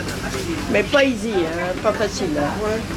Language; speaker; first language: French; native; French